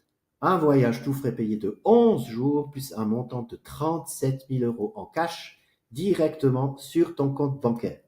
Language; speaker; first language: French; native; French